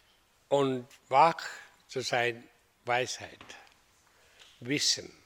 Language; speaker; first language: German; non-native, learner; Hindi